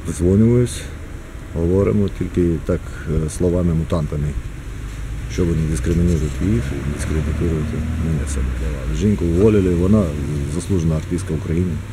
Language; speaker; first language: Ukrainian; non-native, local second language; Crimean Tatar